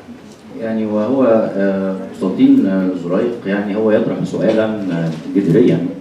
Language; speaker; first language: Arabic; native; Arabic